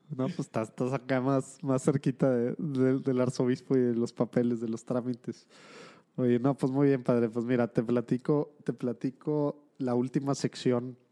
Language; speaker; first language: Spanish; native; Spanish